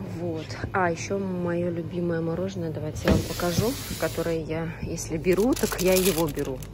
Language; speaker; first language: Russian; native; Russian